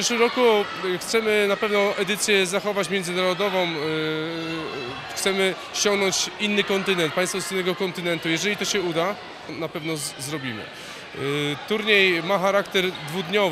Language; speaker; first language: Polish; native; Polish